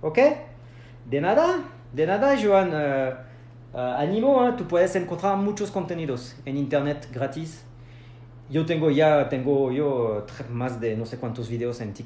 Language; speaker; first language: Spanish; non-native, fluent; French